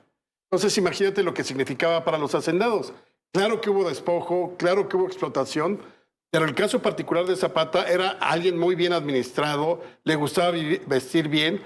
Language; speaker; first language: Spanish; native; Spanish